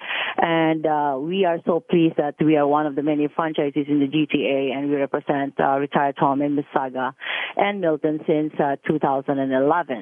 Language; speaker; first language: English; non-native, local second language; Filipino